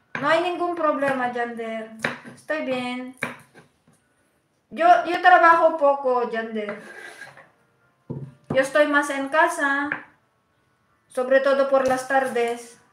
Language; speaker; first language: Spanish; non-native, fluent; Filipino